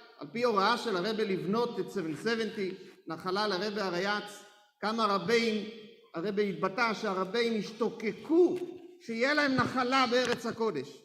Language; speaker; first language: Hebrew; native; Hebrew